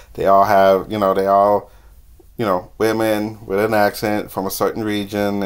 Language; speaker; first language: English; native; English